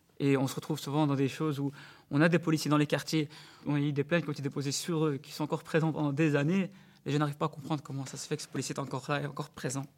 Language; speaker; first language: French; early bilingual, other home language; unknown